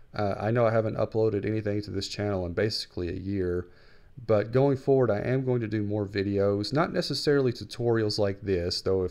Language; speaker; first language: English; native; English